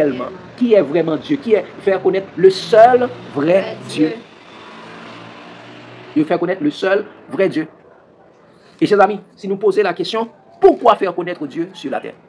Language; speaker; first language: French; non-native, local second language; Haitian Creole